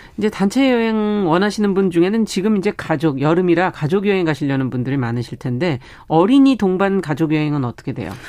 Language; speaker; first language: Korean; native; Korean